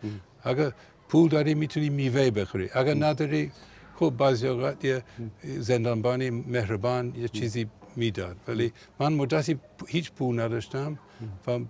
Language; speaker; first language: Persian; non-native, fluent; English